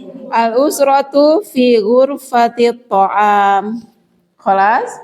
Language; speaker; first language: Arabic; non-native, fluent; Indonesian